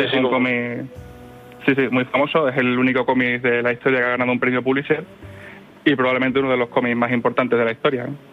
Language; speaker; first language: Spanish; native; Spanish